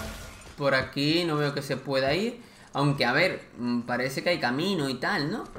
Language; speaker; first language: Spanish; native; Spanish